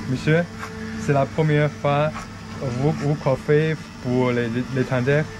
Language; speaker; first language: French; non-native, learner; Chinese